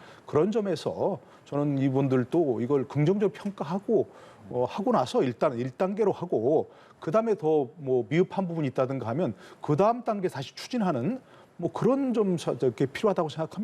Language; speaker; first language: Korean; native; Korean